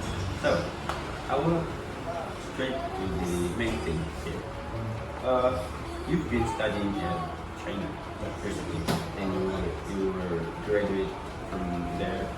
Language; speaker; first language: English; non-native, local second language; Indonesian